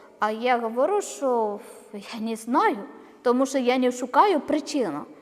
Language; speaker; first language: Ukrainian; non-native, learner; Malayalam